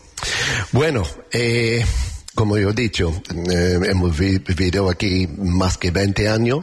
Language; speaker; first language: Spanish; non-native, learner; English